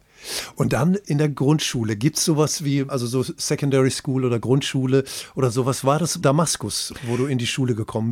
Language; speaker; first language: German; early bilingual, other home language; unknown